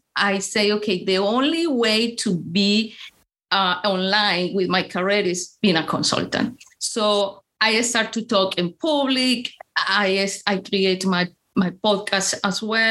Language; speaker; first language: English; non-native, fluent; Spanish